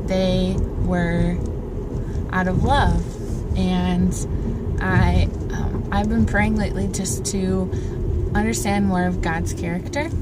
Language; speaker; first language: English; native; English